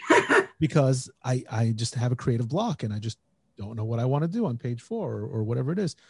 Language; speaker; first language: English; native; English